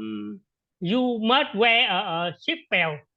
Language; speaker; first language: English; non-native, learner; Vietnamese